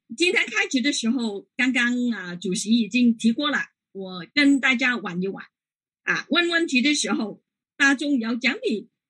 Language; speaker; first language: Chinese; non-native, local second language; Cantonese